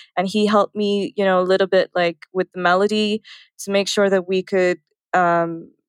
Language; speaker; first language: English; early bilingual, other home language; Arabic